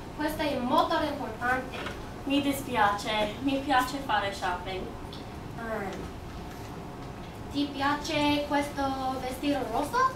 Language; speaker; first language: Italian; non-native, learner; English